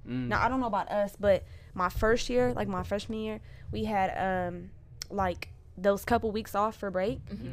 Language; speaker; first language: English; native; English